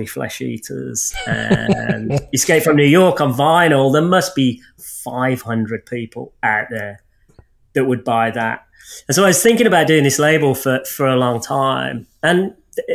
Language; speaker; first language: English; native; English